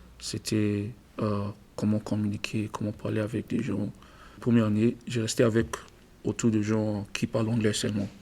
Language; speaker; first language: French; non-native, learner; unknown